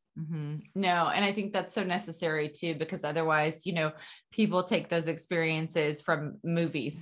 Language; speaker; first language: English; native; English